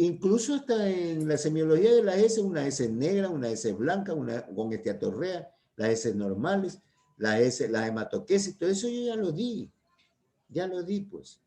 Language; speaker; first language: Spanish; native; Spanish